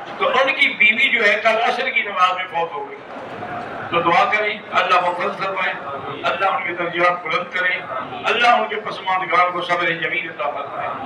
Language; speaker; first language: Urdu; native; Urdu